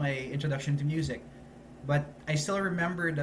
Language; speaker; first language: English; non-native, local second language; Filipino